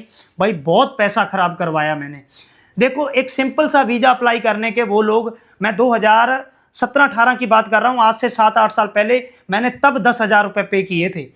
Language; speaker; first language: Hindi; native; Hindi